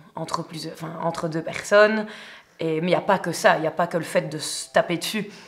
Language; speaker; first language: French; native; French